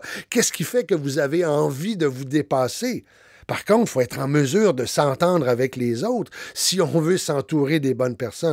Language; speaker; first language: French; native; French